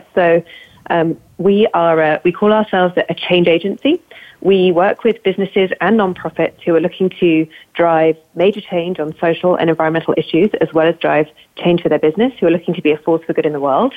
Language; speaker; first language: English; native; English